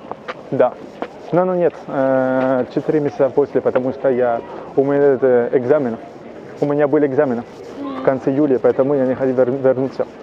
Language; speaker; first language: Russian; non-native, learner; French